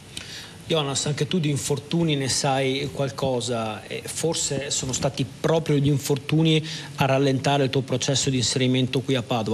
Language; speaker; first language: Italian; native; Italian